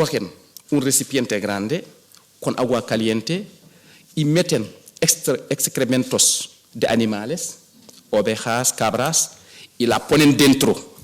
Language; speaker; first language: Spanish; non-native, fluent; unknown